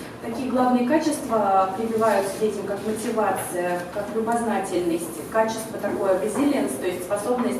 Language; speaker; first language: Russian; native; Russian